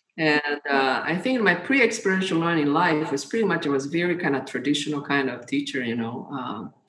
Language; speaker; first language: English; non-native, fluent; Portuguese